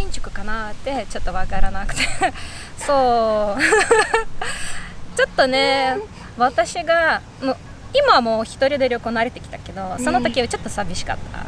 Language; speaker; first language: Japanese; non-native, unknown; Bashkir